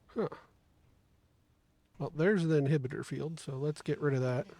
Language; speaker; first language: English; native; English